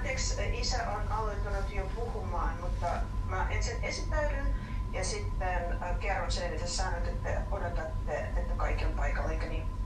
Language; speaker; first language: Finnish; non-native, fluent; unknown